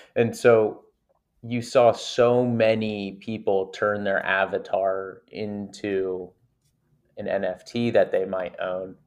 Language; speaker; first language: English; native; English